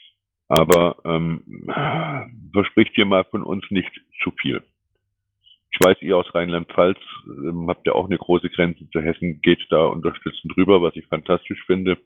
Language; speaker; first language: German; native; German